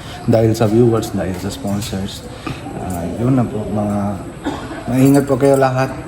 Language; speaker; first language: Filipino; non-native, learner; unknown